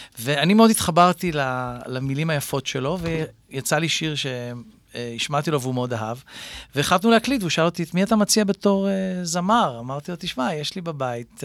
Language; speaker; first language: Hebrew; native; Hebrew